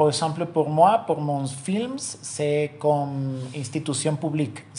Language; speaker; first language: French; non-native, learner; Spanish